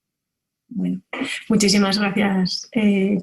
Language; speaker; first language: Spanish; native; Spanish